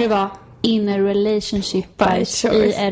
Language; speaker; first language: Swedish; native; Swedish